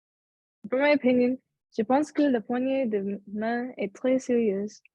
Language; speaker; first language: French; non-native, learner; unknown